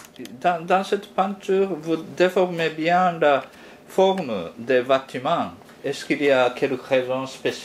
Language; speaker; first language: French; non-native, fluent; Japanese